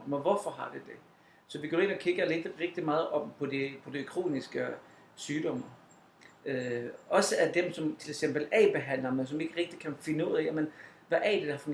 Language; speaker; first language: Danish; non-native, fluent; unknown